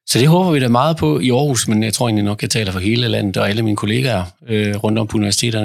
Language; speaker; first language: Danish; native; Danish